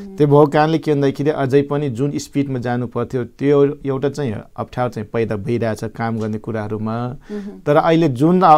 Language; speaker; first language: Nepali; non-native, local second language; Rana Tharu